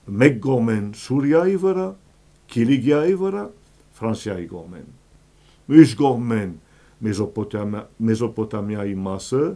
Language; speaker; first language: Armenian; early bilingual, heritage; Armenian